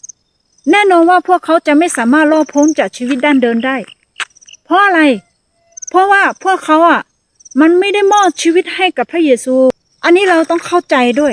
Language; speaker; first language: Thai; non-native, fluent; Akha